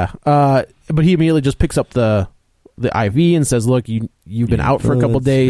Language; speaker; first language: English; native; English